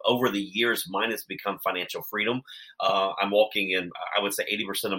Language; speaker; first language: English; native; English